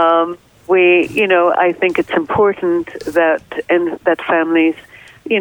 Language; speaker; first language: English; native; English